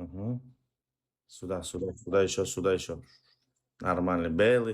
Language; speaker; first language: Russian; non-native, learner; Uzbek